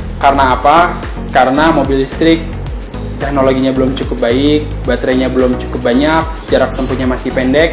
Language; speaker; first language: Indonesian; native; Indonesian